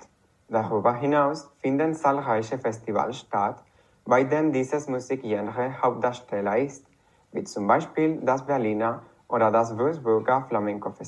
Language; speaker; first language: German; non-native, learner; Spanish